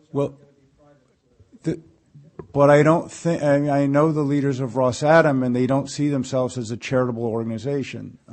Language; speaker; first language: English; native; English